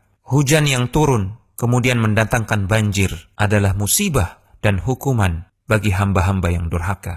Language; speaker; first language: Indonesian; native; Indonesian